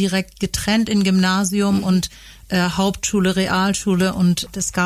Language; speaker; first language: German; native; German